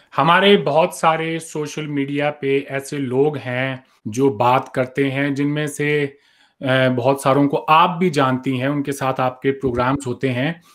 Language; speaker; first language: Hindi; native; Hindi